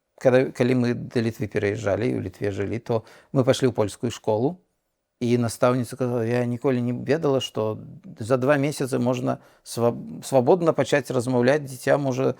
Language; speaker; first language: Belarusian; non-native, local second language; Russian